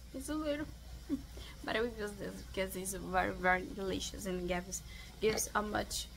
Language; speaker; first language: English; non-native, learner; Portuguese